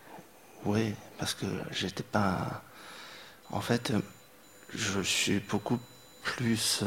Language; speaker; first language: French; non-native, fluent; Chinese